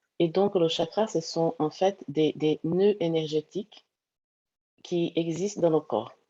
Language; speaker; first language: French; non-native, fluent; Portuguese